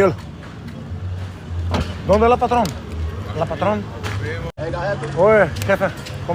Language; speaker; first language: Spanish; non-native, learner; Bulgarian